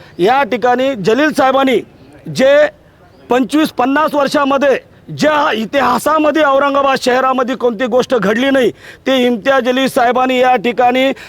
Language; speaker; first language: Marathi; native; Marathi